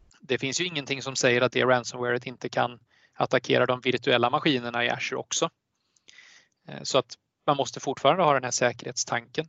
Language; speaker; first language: Swedish; native; Swedish